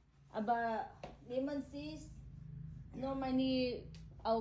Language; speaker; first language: German; non-native, learner; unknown